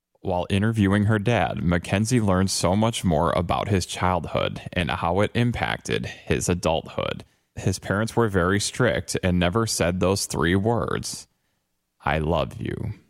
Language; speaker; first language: English; native; English